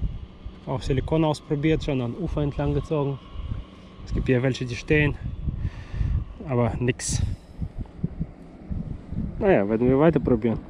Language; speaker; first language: German; non-native, fluent; Russian